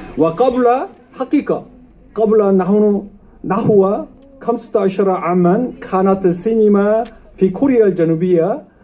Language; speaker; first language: Arabic; non-native, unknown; Korean